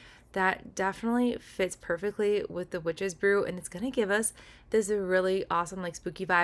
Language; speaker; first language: English; native; English